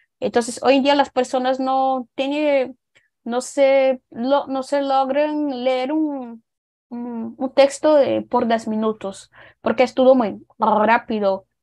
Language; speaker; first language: Spanish; non-native, learner; Portuguese